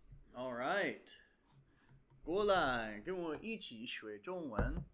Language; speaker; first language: Chinese; non-native, learner; English